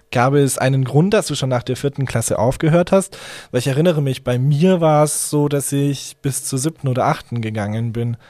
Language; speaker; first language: German; early bilingual, other home language; Hungarian